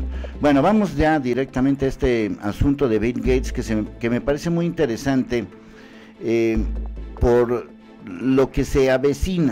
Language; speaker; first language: Spanish; native; Spanish